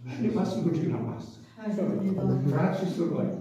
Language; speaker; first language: Romanian; native; Romanian